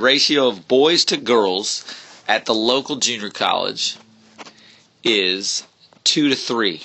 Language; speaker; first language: English; native; English